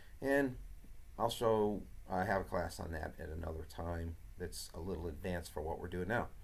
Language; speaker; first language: English; native; English